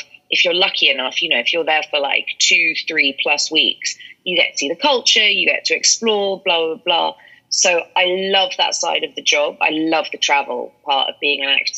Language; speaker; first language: English; native; English